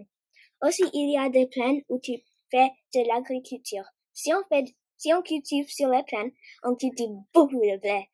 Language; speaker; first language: French; non-native, learner; English